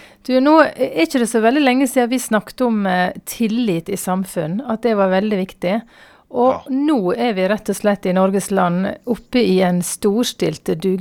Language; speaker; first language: Norwegian; native; Norwegian